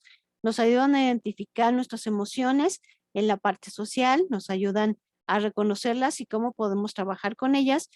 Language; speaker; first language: Spanish; native; Spanish